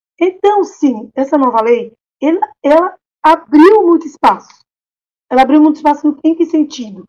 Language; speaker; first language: Portuguese; non-native, local second language; Kabuverdianu